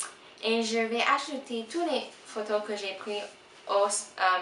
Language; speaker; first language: French; non-native, local second language; English